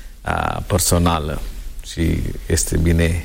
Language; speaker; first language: Romanian; non-native, learner; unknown